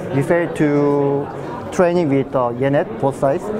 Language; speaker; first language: English; non-native, learner; Korean